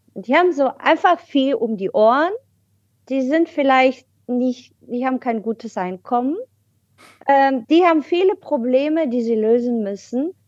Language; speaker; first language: German; non-native, fluent; Bulgarian